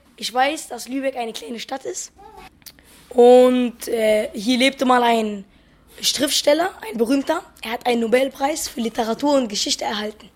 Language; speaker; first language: German; early bilingual, other home language; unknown